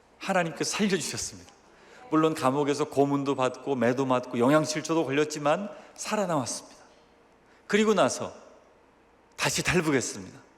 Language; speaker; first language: Korean; native; Korean